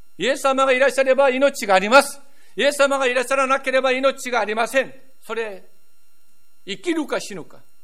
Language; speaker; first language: Japanese; non-native, fluent; Korean